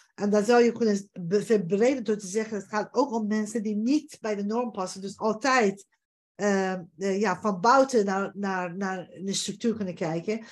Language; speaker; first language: Dutch; non-native, fluent; Persian